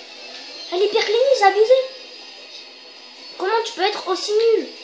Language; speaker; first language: French; native; French